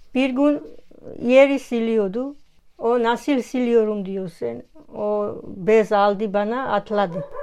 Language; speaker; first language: Turkish; non-native, learner; Georgian